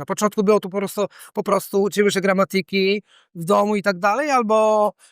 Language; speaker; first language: Polish; non-native, fluent; Italian